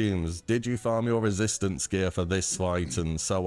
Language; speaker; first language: English; native; English